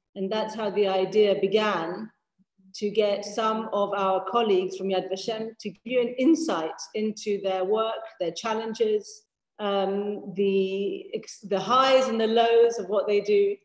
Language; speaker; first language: English; native; English